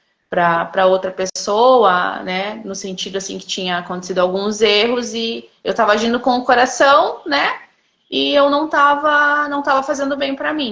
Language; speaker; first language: Portuguese; native; Portuguese